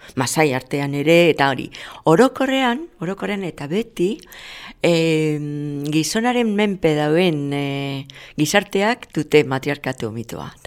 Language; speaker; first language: Basque; non-native, local second language; Spanish